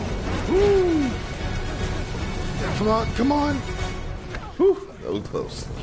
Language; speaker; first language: English; native; English